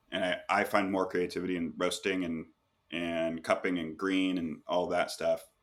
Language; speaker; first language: English; native; English